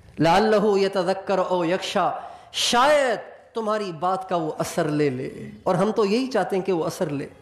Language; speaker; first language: Urdu; non-native, local second language; Sindhi